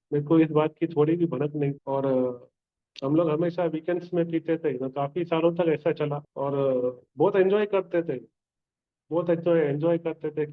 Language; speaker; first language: Hindi; native; Hindi